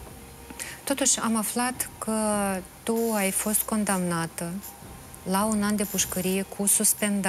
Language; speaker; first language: Romanian; native; Romanian